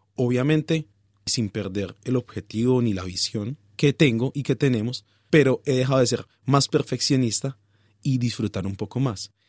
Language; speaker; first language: Spanish; native; Spanish